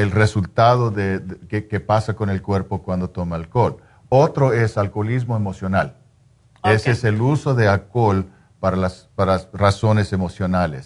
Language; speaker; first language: Spanish; non-native, fluent; English